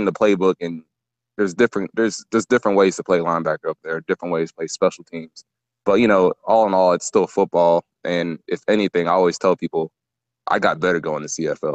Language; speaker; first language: English; native; English